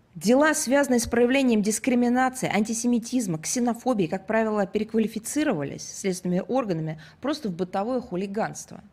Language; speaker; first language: Russian; native; Russian